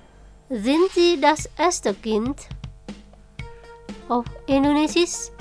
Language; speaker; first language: German; non-native, fluent; Indonesian